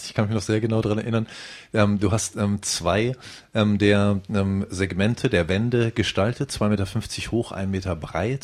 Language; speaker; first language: German; native; German